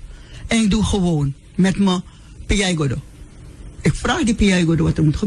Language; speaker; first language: Dutch; non-native, local second language; Sranan Tongo